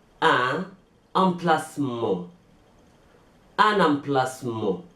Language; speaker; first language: French; non-native, fluent; Arabic